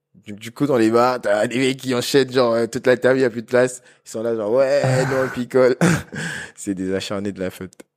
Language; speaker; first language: French; non-native, local second language; Lingala